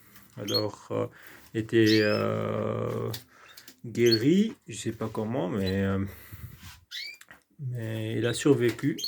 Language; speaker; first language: French; non-native, local second language; Arabic